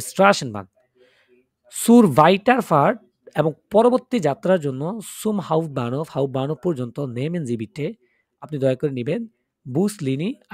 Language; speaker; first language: German; non-native, fluent; Bangla